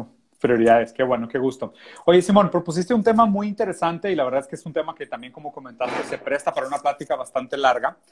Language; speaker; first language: Spanish; native; Spanish